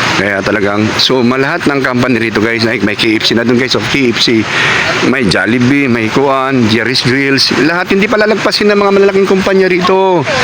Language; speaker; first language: Filipino; non-native, local second language; Cebuano